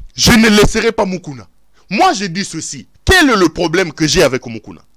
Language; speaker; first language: French; non-native, local second language; Lingala